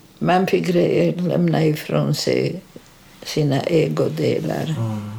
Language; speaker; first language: Swedish; non-native, fluent; Polish